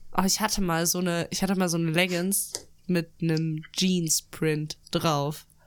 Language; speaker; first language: German; early bilingual, other home language; Russian